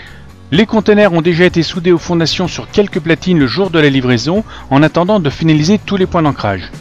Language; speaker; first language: French; native; French